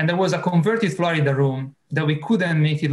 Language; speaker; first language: English; non-native, fluent; Italian